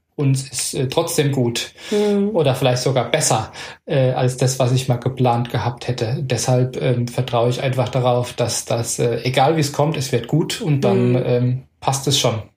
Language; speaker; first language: German; native; German